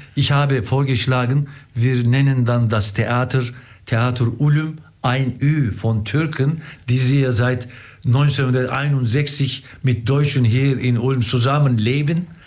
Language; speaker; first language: German; non-native, fluent; Turkish